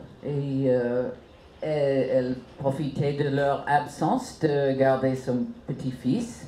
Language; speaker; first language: French; non-native, fluent; English